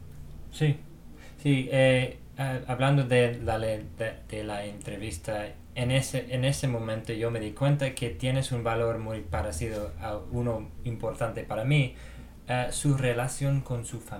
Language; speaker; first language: Spanish; non-native, fluent; English